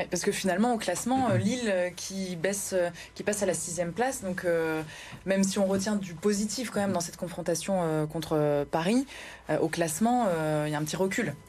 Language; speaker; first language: French; native; French